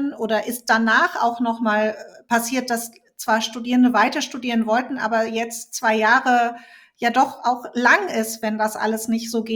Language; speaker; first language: German; native; German